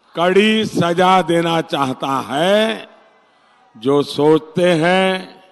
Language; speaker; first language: Hindi; non-native, local second language; Gujarati